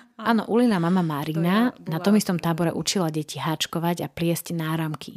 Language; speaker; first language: Slovak; native; Slovak